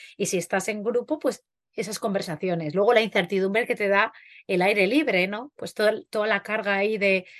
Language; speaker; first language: Spanish; native; Spanish